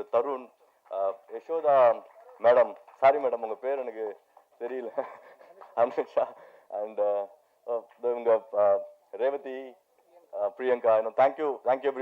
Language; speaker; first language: Tamil; native; Tamil